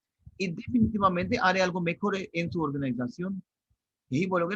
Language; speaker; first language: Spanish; non-native, fluent; Hindi